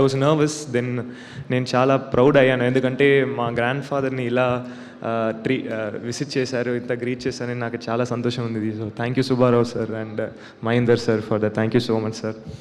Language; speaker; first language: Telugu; non-native, learner; Tamil